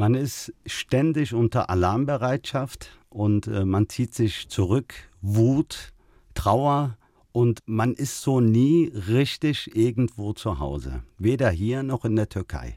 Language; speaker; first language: German; early bilingual, other home language; Turkish